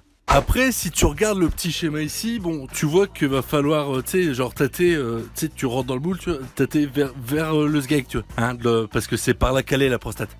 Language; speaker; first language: French; native; French